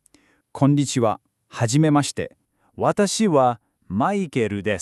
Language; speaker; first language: Japanese; non-native, learner; English